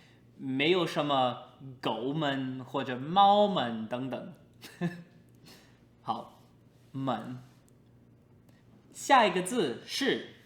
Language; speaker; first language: Chinese; non-native, fluent; English